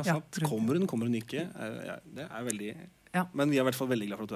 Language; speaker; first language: Norwegian; native; Norwegian